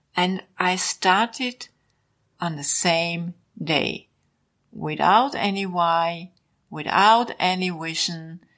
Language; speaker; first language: English; non-native, learner; German